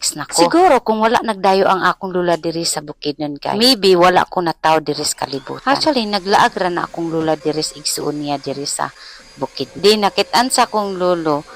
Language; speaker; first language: Cebuano; non-native, local second language; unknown